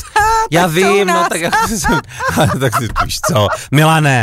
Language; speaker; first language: Czech; native; Czech